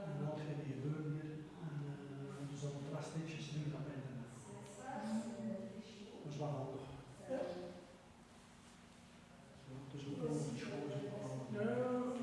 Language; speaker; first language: Dutch; native; Dutch